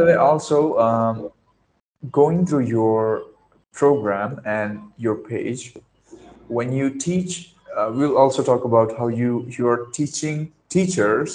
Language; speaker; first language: English; non-native, local second language; Marathi